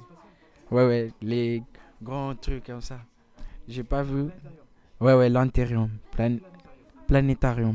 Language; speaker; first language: French; non-native, learner; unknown